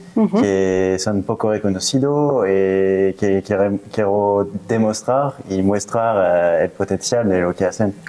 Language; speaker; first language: Spanish; non-native, fluent; French